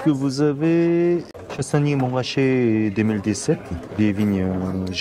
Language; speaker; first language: French; non-native, learner; Korean